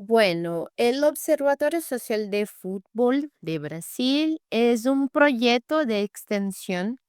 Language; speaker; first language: Spanish; non-native, fluent; Portuguese